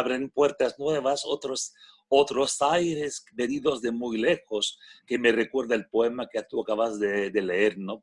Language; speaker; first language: Spanish; non-native, fluent; French